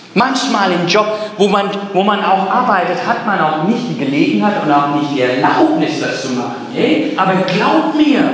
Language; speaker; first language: German; non-native, fluent; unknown